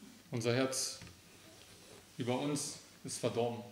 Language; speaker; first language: German; early bilingual, other home language; Aramaic